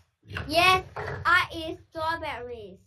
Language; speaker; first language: English; non-native, learner; Chinese